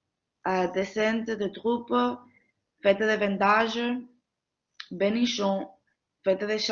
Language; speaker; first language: French; non-native, learner; Spanish